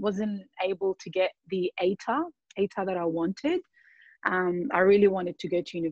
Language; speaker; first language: English; early bilingual, other home language; Arabic